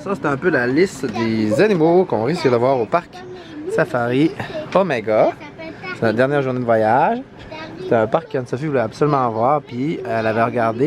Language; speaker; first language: French; native; French